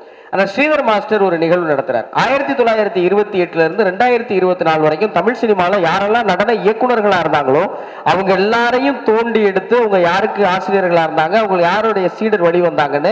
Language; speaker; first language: Tamil; native; Tamil